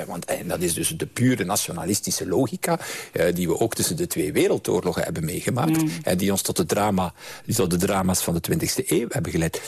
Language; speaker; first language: Dutch; native; Dutch